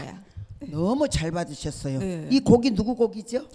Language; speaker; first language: Korean; native; Korean